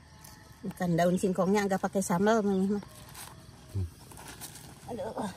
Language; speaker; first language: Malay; non-native, local second language; Sundanese